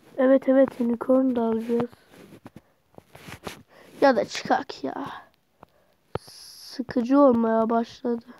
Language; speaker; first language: Turkish; native; Turkish